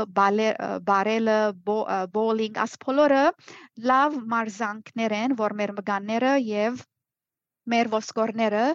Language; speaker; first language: Armenian; early bilingual, heritage; Armenian